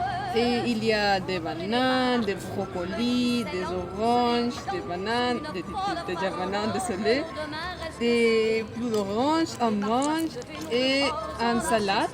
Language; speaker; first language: French; non-native, learner; Spanish